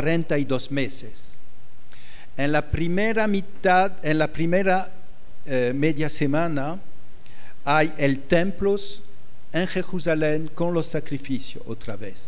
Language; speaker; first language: Spanish; non-native, fluent; French